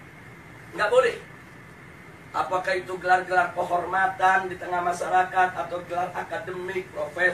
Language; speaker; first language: Indonesian; native; Indonesian